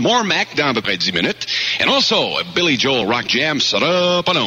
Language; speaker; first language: French; native; French